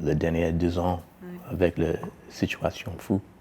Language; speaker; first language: French; non-native, learner; English